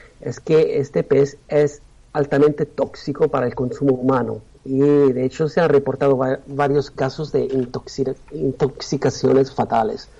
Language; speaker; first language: Spanish; non-native, fluent; Italian